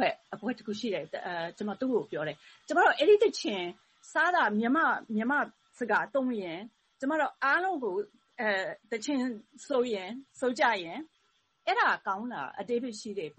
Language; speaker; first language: Burmese; non-native, learner; Thai